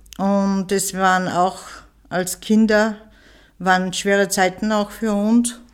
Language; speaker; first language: German; early bilingual, other home language; Turkish